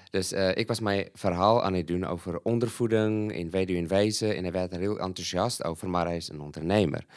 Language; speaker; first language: Dutch; non-native, fluent; English